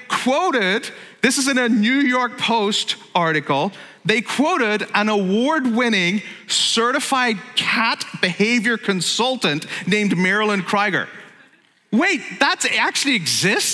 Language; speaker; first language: English; native; English